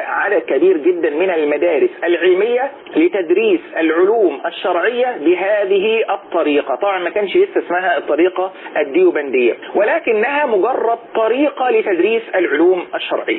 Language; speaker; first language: Arabic; native; Arabic